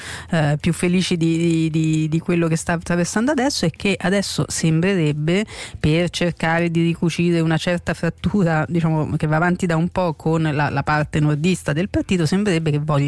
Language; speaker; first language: Italian; native; Italian